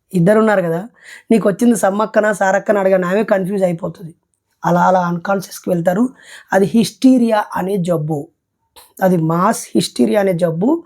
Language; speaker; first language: Telugu; native; Telugu